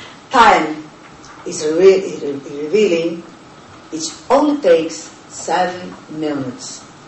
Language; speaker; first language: English; non-native, learner; Portuguese